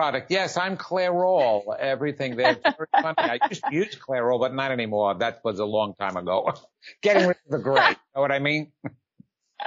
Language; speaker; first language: English; native; English